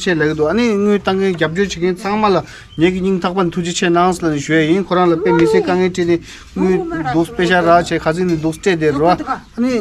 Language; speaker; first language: Hindi; non-native, local second language; Tibetan